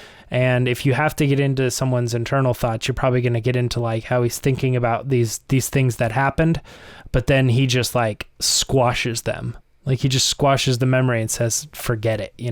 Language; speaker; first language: English; native; English